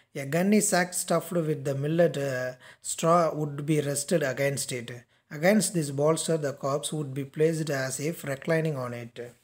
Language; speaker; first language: English; non-native, local second language; Tamil